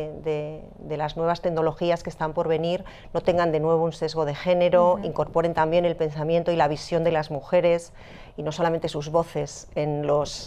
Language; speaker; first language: Spanish; native; Spanish